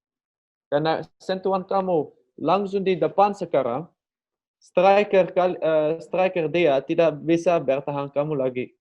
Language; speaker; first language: Indonesian; non-native, learner; Dutch